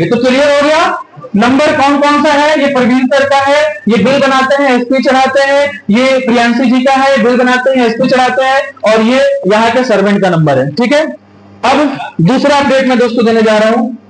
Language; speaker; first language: Hindi; native; Hindi